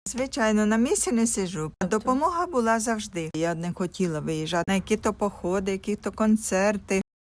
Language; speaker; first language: Ukrainian; non-native, local second language; Russian